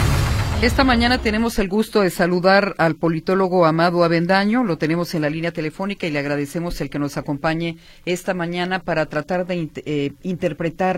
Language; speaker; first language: Spanish; native; Spanish